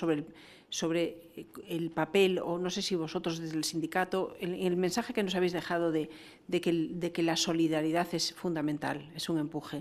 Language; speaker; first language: Spanish; native; Spanish